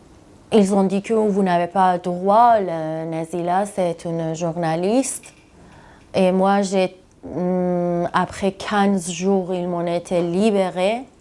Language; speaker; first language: French; non-native, learner; Persian